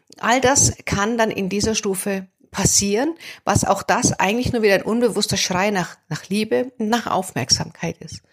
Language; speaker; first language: German; native; German